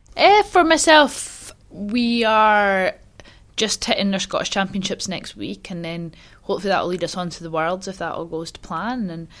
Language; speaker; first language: English; native; English